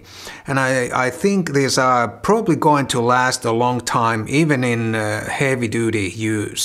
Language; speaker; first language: English; non-native, fluent; Finnish